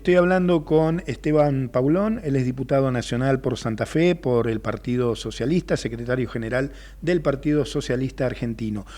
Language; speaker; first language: Spanish; native; Spanish